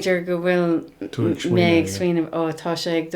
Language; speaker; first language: Irish; non-native, learner; English